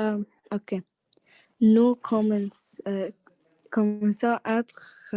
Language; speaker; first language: French; non-native, learner; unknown